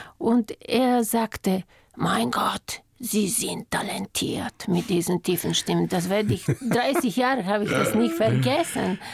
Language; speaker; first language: German; non-native, fluent; Bulgarian